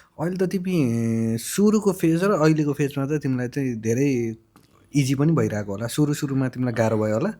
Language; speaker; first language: Nepali; native; Nepali